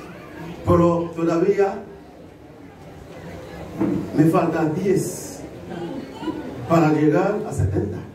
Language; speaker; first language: Spanish; non-native, learner; Haitian Creole